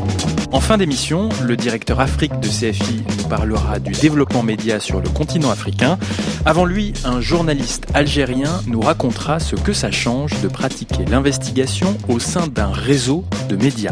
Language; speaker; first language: French; native; French